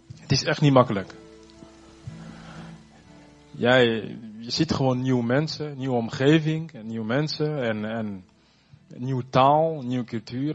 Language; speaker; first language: Dutch; non-native, fluent; Rundi